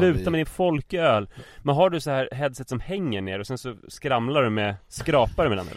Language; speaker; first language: Swedish; native; Swedish